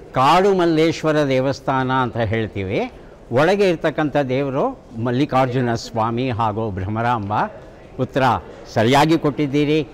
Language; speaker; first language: Kannada; native; Kannada